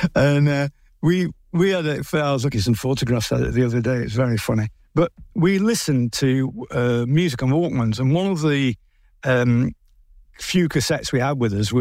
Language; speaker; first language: English; native; English